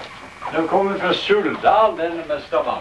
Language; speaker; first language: Norwegian; early bilingual, heritage; Norwegian